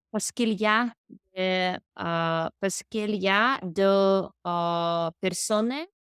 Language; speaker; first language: French; non-native, learner; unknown